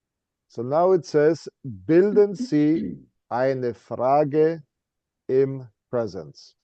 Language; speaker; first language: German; non-native, fluent; English